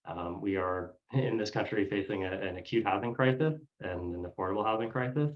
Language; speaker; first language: English; native; English